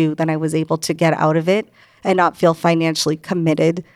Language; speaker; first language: English; early bilingual, other home language; Hindi